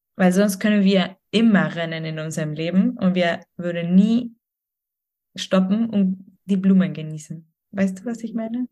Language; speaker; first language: German; non-native, fluent; Spanish